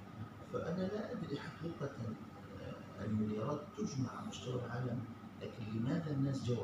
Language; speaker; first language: Arabic; native; Arabic